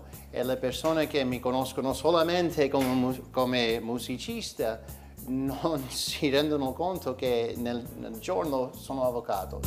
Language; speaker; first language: Italian; early bilingual, heritage; Italian